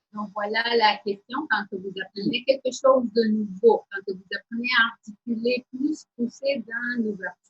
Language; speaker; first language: French; native; French